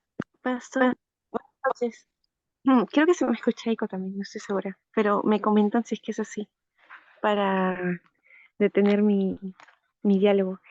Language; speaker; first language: Spanish; native; Spanish